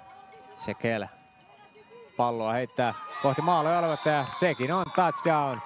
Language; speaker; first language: Finnish; native; Finnish